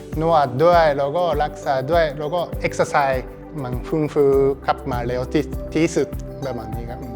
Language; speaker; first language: Thai; non-native, learner; Japanese